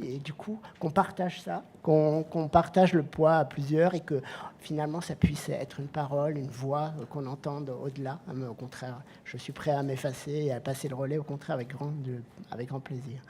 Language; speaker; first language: French; native; French